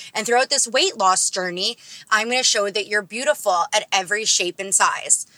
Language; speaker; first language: English; native; English